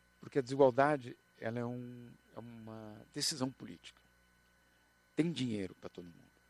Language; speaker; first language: Portuguese; native; Portuguese